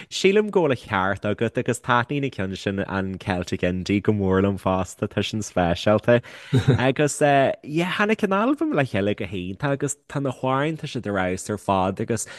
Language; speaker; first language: Irish; native; Irish